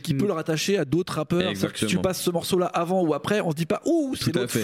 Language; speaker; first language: French; native; French